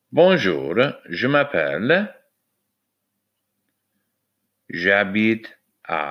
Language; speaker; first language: French; non-native, fluent; English